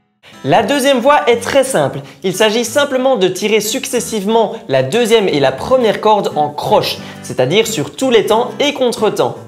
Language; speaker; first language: French; native; French